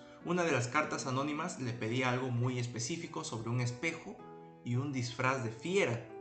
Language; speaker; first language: Spanish; native; Spanish